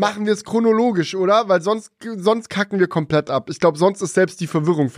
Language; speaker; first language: German; native; German